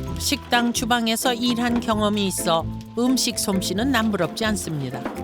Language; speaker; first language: Korean; native; Korean